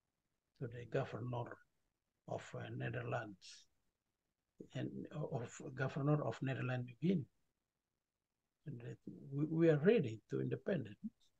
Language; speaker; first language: English; non-native, learner; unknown